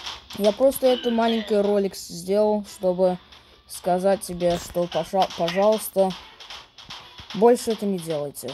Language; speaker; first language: Russian; early bilingual, heritage; English